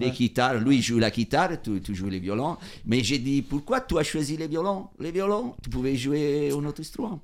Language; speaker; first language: French; non-native, fluent; Italian